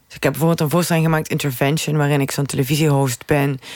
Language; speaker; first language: Dutch; native; Dutch